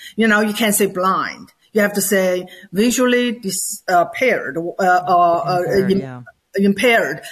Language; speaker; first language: English; non-native, fluent; Chinese